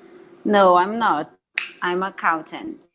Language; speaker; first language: English; non-native, learner; Portuguese